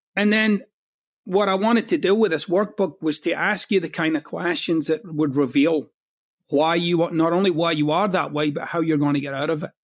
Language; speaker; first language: English; native; English